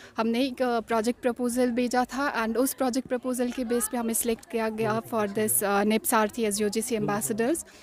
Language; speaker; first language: Hindi; non-native, local second language; Kashmiri